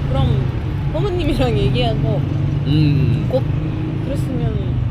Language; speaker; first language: Korean; non-native, learner; Persian